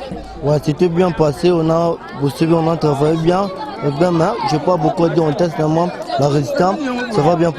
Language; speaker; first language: French; non-native, local second language; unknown